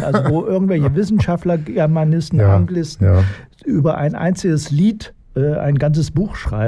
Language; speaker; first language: German; native; German